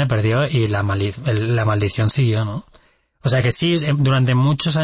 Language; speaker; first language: Spanish; native; Spanish